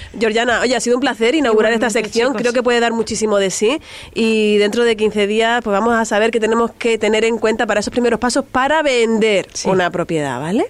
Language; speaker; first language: Spanish; native; Spanish